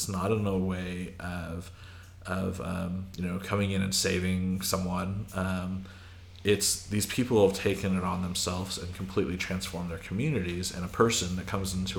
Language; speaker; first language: English; native; English